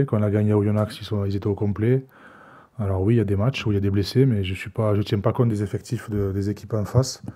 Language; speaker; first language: French; native; French